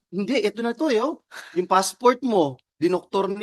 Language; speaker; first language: Filipino; native; Filipino